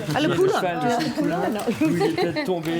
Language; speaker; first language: French; native; French